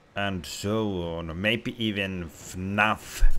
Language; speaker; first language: English; non-native, fluent; Finnish